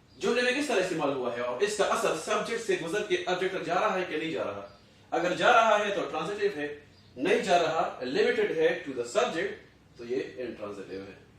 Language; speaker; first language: Urdu; non-native, local second language; Pashto